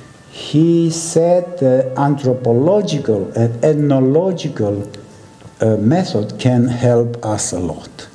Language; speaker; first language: English; non-native, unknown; Romanian